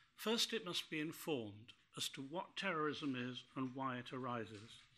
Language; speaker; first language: English; native; English